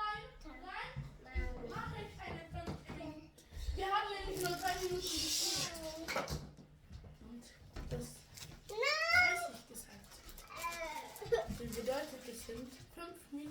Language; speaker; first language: German; early bilingual, other home language; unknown